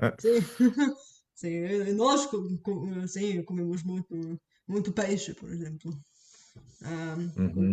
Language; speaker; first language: Portuguese; non-native, learner; Bulgarian